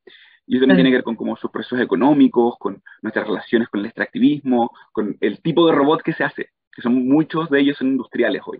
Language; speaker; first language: Spanish; native; Spanish